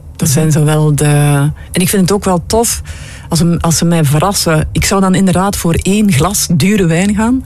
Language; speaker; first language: Dutch; native; Dutch